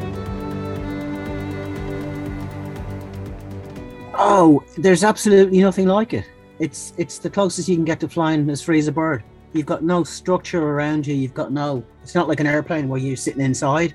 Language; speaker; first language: English; native; English